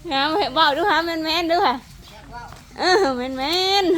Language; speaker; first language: Thai; non-native, local second language; Northeastern Thai